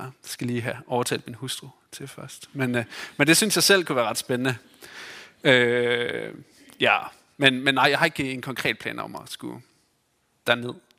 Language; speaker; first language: Danish; native; Danish